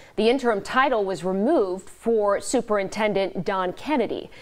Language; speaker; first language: English; native; English